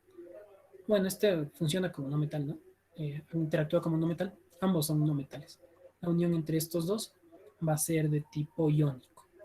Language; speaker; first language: Spanish; native; Spanish